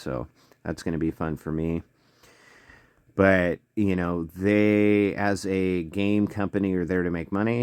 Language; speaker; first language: English; native; English